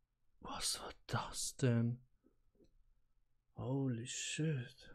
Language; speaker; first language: German; native; German